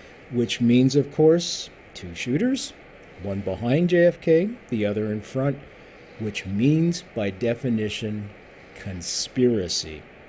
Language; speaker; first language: English; native; English